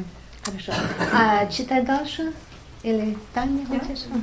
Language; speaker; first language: Russian; non-native, learner; English